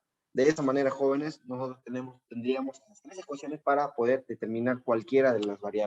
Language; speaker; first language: Spanish; native; Spanish